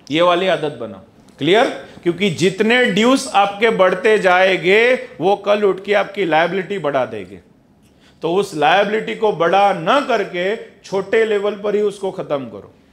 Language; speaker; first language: Hindi; non-native, local second language; Gujarati